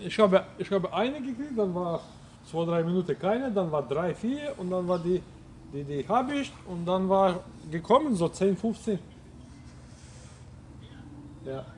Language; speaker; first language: German; non-native, learner; Polish